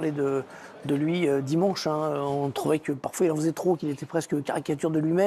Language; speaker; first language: French; native; French